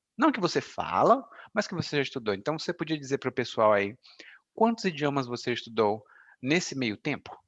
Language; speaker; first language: Portuguese; native; Portuguese